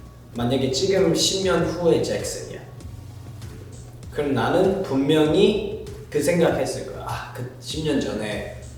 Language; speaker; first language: Korean; non-native, fluent; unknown